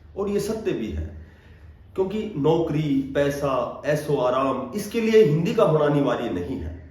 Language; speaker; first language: Hindi; native; Hindi